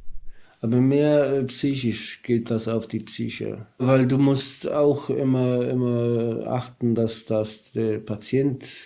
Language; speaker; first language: German; non-native, learner; Polish